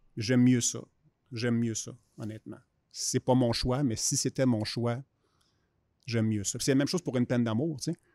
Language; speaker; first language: French; native; French